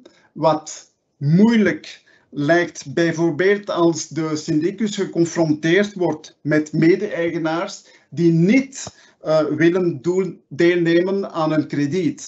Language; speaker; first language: Dutch; non-native, local second language; French